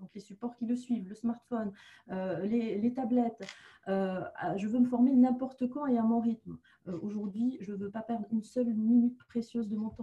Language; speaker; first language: French; native; French